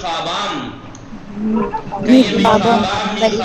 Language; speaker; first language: Persian; non-native, fluent; Urdu